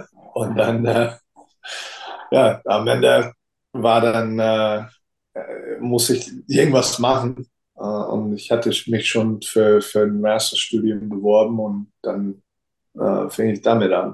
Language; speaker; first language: German; non-native, fluent; English